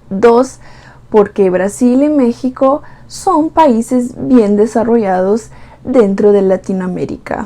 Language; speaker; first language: Spanish; non-native, fluent; Portuguese